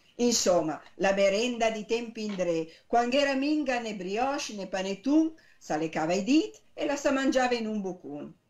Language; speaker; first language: Italian; native; Italian